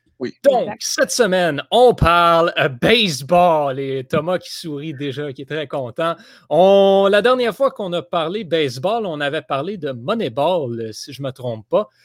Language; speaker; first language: French; native; French